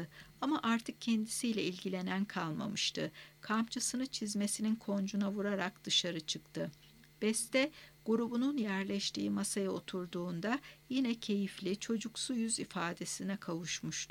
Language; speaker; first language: Turkish; native; Turkish